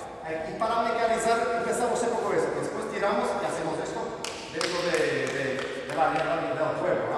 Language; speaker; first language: Spanish; non-native, learner; Portuguese